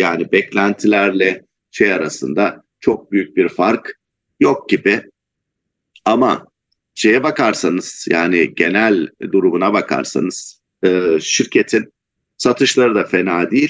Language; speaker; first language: Turkish; native; Turkish